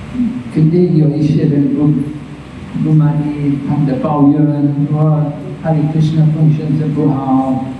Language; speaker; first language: Chinese; non-native, fluent; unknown